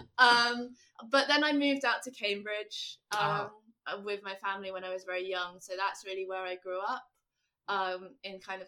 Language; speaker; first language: English; native; English